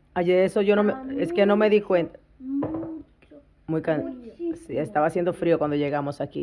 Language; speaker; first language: Spanish; native; Spanish